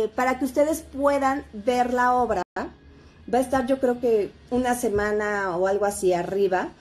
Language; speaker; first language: Spanish; native; Spanish